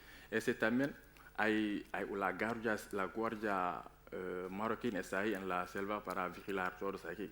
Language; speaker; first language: Spanish; non-native, learner; Wolof